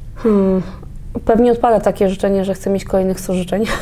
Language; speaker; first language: Polish; native; Polish